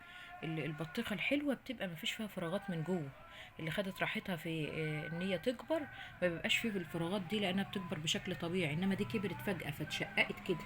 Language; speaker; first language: Arabic; native; Arabic